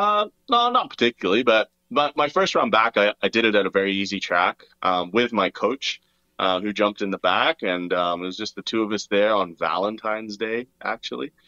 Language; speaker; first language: English; native; English